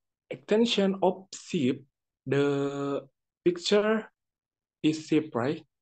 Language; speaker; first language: English; non-native, learner; Indonesian